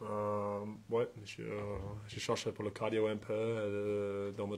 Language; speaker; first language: French; non-native, learner; English